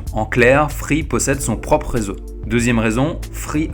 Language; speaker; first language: French; native; French